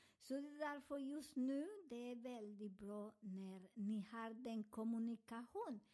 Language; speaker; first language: Swedish; non-native, learner; Spanish